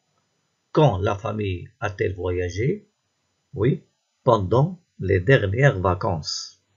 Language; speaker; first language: French; non-native, local second language; Arabic